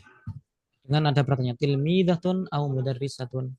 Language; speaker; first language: Indonesian; native; Indonesian